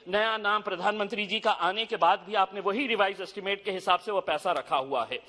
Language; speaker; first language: Hindi; non-native, local second language; Urdu